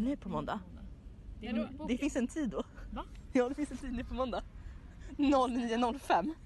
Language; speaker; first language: Swedish; non-native, fluent; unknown